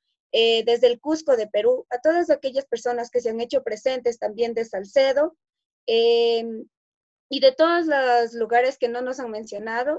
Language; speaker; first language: Spanish; native; Spanish